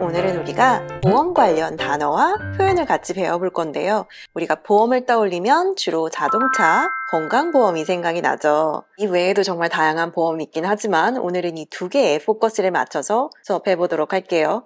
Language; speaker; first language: Korean; native; Korean